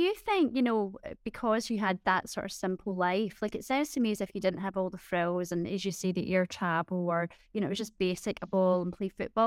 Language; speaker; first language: English; native; English